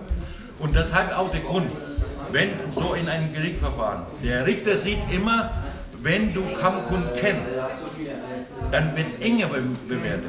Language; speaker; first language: German; non-native, learner; Thai